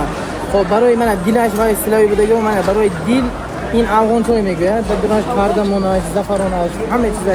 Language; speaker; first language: Persian; non-native, learner; Uzbek